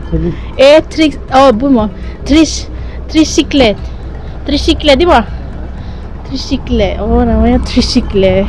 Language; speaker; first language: Turkish; non-native, learner; Indonesian